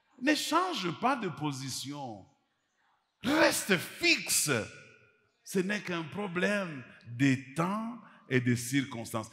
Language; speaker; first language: French; native; French